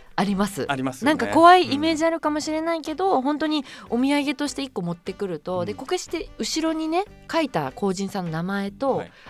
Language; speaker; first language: Japanese; native; Japanese